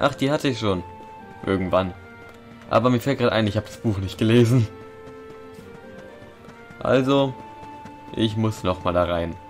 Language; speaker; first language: German; native; German